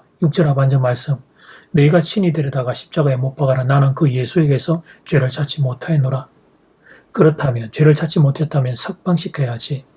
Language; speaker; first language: Korean; native; Korean